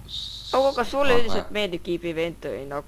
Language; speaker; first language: Estonian; native; Estonian